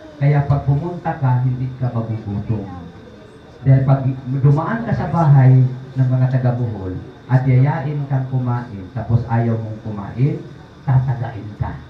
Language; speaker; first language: Filipino; non-native, local second language; Cebuano